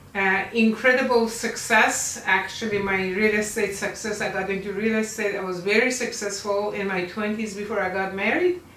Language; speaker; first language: English; non-native, fluent; Persian